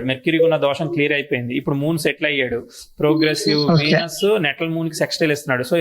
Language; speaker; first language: Telugu; native; Telugu